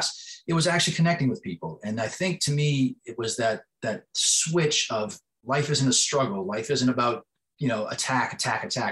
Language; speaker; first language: English; native; English